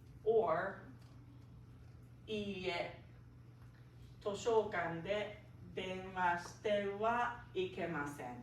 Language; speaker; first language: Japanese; non-native, fluent; English